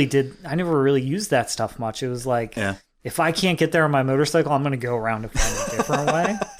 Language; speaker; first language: English; native; English